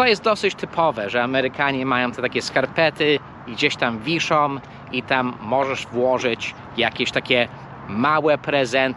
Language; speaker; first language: Polish; early bilingual, heritage; English